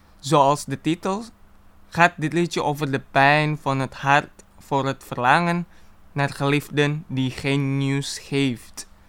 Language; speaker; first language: Dutch; non-native, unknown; Indonesian